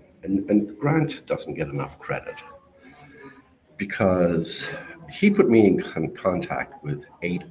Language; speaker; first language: English; native; English